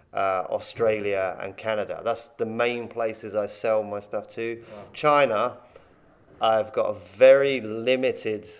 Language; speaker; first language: English; native; English